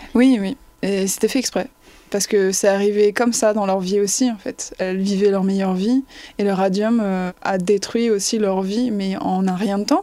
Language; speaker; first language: French; native; French